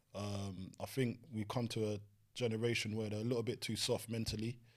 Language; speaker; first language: English; native; English